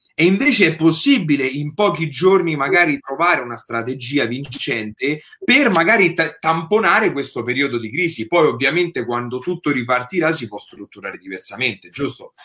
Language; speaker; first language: Italian; native; Italian